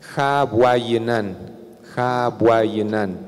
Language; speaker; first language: Spanish; non-native, local second language; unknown